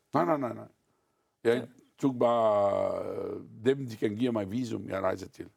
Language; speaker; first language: Danish; non-native, fluent; Arabic